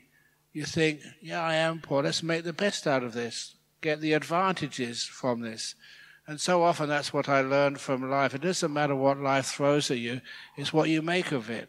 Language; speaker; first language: English; native; English